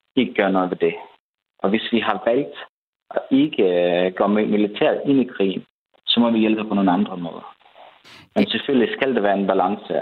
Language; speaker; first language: Danish; non-native, fluent; Ukrainian